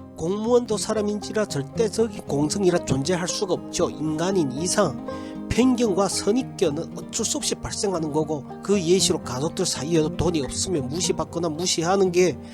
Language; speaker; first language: Korean; early bilingual, heritage; Korean